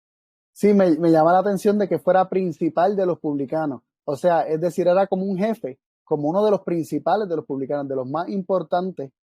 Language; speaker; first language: Spanish; native; Spanish